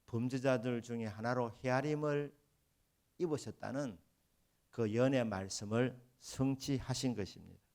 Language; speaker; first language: Korean; native; Korean